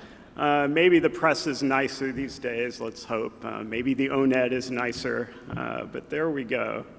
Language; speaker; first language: English; native; English